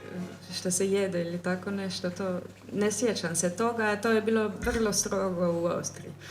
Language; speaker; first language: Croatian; early bilingual, heritage; German